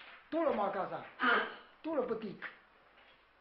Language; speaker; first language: French; non-native, learner; Chinese